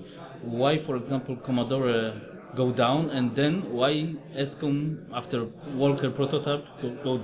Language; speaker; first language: English; non-native, fluent; Polish